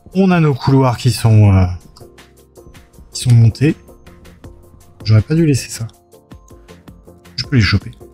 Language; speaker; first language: French; native; French